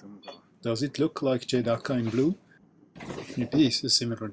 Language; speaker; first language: English; non-native, fluent; German